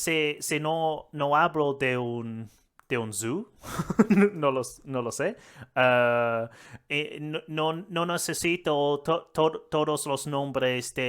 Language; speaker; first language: Spanish; non-native, learner; English